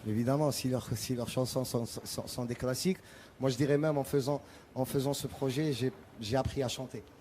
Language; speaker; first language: French; non-native, local second language; Arabic